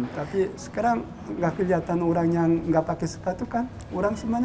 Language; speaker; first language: Indonesian; non-native, fluent; Korean